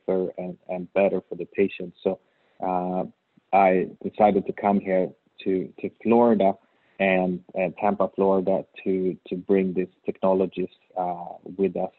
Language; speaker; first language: English; non-native, fluent; Swedish